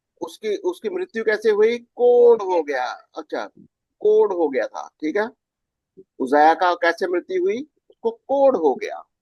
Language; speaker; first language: Hindi; native; Hindi